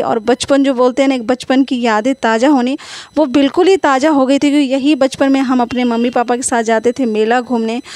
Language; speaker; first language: Hindi; native; Hindi